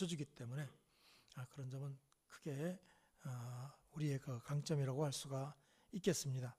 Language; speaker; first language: Korean; native; Korean